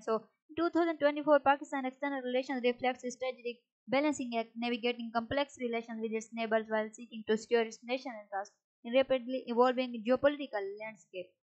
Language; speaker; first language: English; non-native, local second language; Urdu